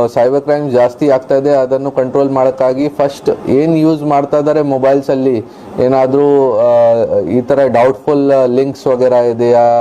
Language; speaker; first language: Kannada; non-native, local second language; Hindi